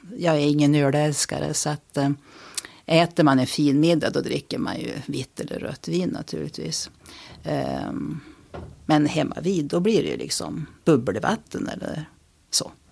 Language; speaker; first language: Swedish; native; Swedish